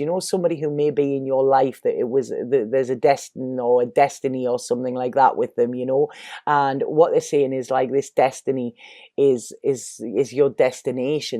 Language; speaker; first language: English; native; English